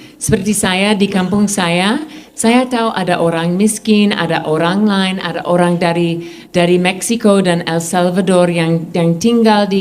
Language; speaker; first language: Indonesian; non-native, fluent; English